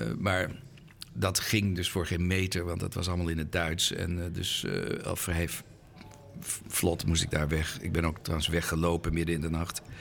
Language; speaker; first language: Dutch; early bilingual, other home language; English